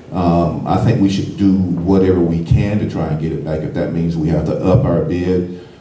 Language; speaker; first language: English; native; English